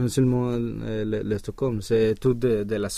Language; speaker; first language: French; non-native, learner; Swedish